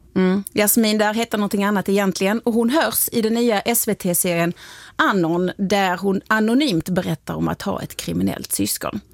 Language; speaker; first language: Swedish; native; Swedish